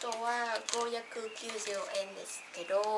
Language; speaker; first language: Japanese; non-native, learner; Vietnamese